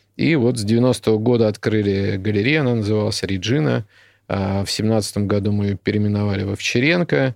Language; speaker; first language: Russian; native; Russian